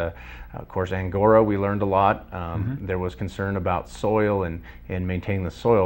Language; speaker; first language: English; native; English